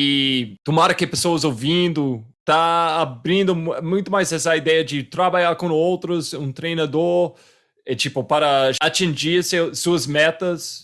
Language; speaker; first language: Portuguese; non-native, fluent; English